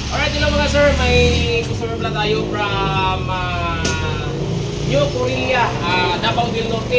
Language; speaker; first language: Filipino; native; Filipino